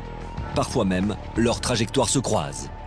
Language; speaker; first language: French; native; French